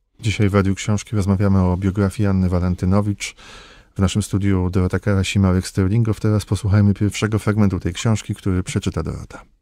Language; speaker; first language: Polish; native; Polish